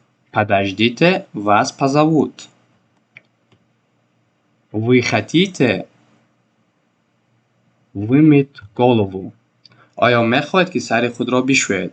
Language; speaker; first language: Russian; non-native, local second language; Tajik